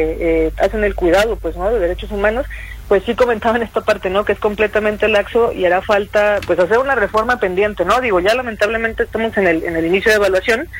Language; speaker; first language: Spanish; native; Spanish